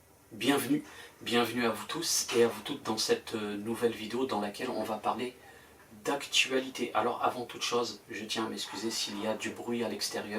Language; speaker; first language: French; native; French